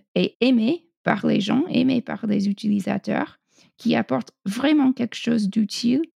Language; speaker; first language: French; non-native, fluent; English